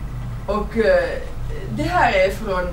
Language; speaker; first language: Swedish; non-native, fluent; Finnish